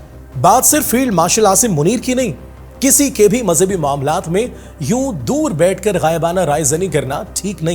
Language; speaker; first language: Urdu; native; Urdu